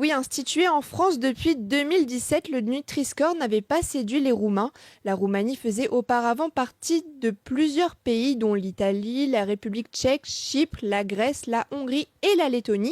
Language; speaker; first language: French; native; French